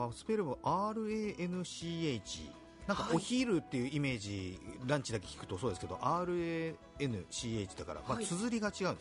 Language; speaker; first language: Japanese; native; Japanese